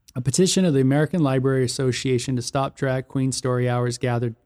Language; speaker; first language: English; native; English